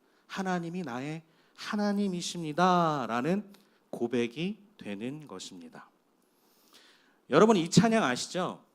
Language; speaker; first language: Korean; native; Korean